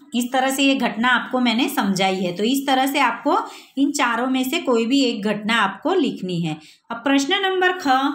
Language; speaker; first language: Hindi; non-native, local second language; Gujarati